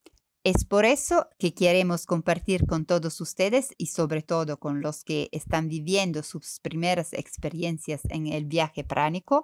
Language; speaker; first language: Spanish; non-native, learner; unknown